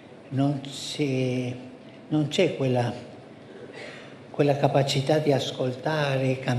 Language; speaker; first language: Italian; non-native, fluent; Spanish